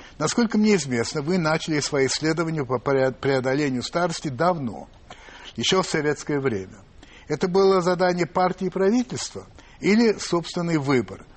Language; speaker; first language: Russian; non-native, fluent; English